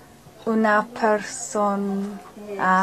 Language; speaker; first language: Spanish; non-native, learner; English